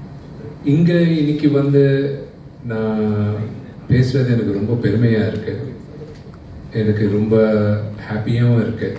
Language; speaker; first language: Tamil; non-native, local second language; Telugu